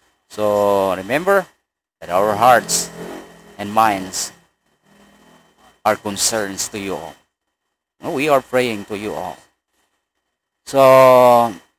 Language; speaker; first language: English; non-native, local second language; Cebuano